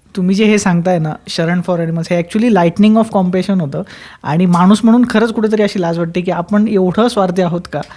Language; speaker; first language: Marathi; native; Marathi